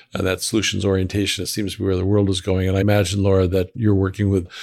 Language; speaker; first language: English; native; English